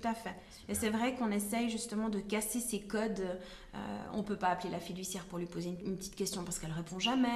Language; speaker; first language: French; native; French